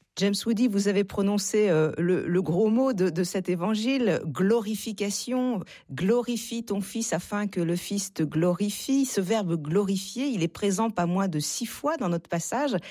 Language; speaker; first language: French; native; French